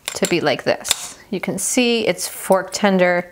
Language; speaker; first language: English; non-native, fluent; Persian